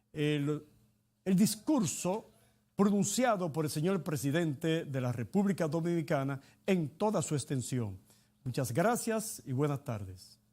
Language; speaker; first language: Spanish; native; Spanish